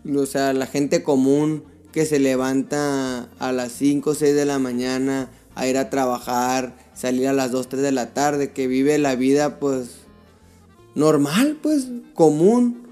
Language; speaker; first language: Spanish; early bilingual, heritage; Spanish